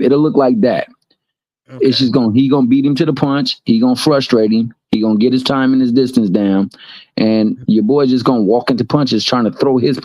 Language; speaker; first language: English; native; English